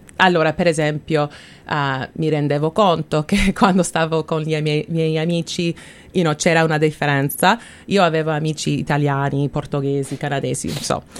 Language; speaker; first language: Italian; early bilingual, heritage; Italian